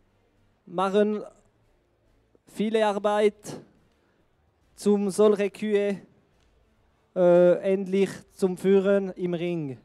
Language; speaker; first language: German; non-native, local second language; French